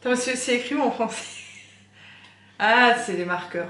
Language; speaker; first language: French; native; French